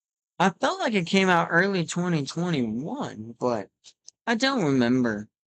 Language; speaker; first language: English; native; English